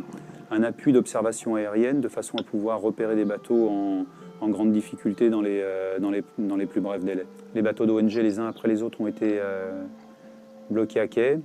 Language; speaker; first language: French; native; French